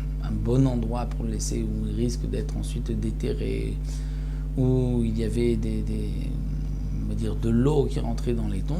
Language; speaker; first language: French; native; French